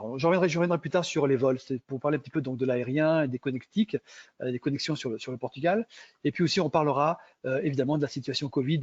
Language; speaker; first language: French; native; French